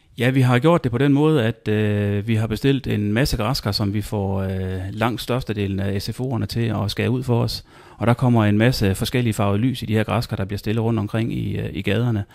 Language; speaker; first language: Danish; native; Danish